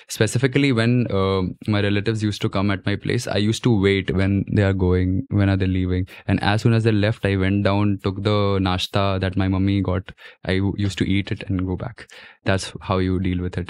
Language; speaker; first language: English; non-native, local second language; Gujarati